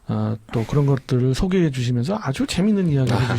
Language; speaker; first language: Korean; native; Korean